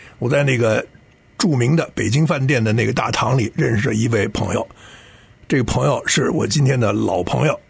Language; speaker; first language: Chinese; native; Chinese